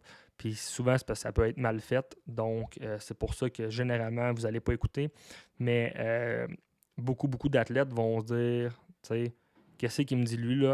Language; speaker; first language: French; native; French